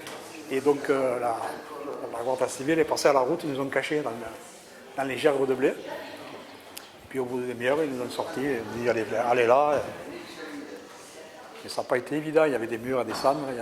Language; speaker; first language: French; early bilingual, other home language; Catalan